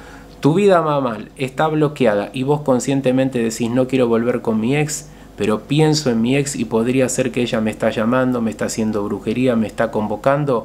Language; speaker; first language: Spanish; native; Spanish